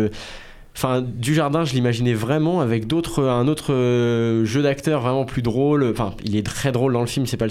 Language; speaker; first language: French; native; French